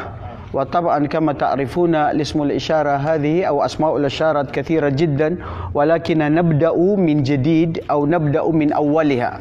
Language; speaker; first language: Arabic; non-native, fluent; Filipino